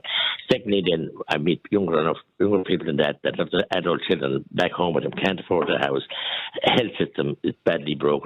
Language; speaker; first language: English; native; English